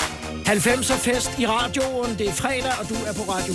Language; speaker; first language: Danish; native; Danish